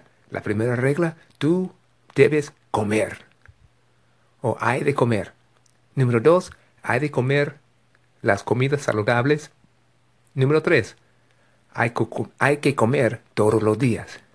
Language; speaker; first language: Spanish; non-native, fluent; English